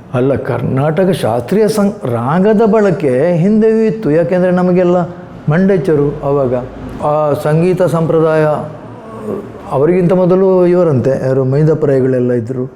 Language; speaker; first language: Kannada; non-native, local second language; Tulu